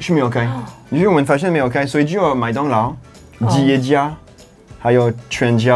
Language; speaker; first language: Chinese; non-native, fluent; French